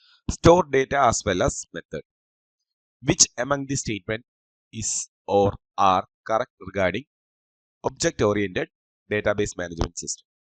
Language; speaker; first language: English; non-native, local second language; Malayalam